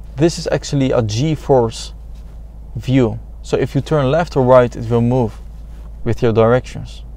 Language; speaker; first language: English; non-native, fluent; Dutch